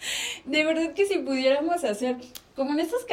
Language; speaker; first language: Spanish; native; Spanish